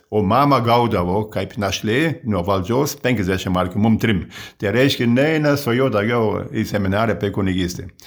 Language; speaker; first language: Lithuanian; early bilingual, heritage; Lithuanian